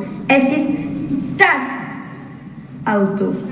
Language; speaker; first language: German; non-native, learner; French